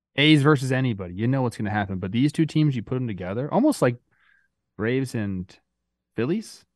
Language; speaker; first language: English; native; English